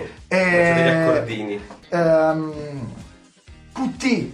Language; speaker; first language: Italian; native; Italian